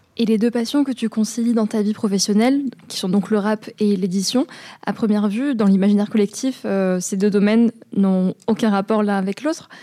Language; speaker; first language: French; native; French